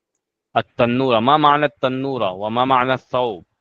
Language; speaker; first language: Arabic; non-native, fluent; Urdu